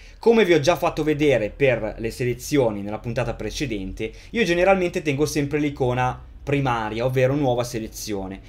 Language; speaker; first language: Italian; native; Italian